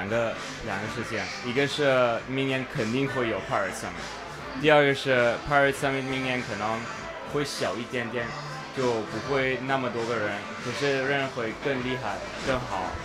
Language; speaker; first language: Chinese; non-native, fluent; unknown